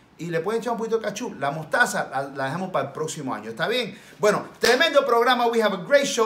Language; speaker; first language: Spanish; early bilingual, heritage; Spanish